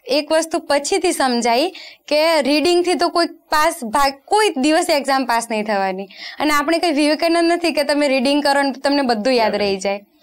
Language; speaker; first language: Gujarati; non-native, local second language; Rajasthani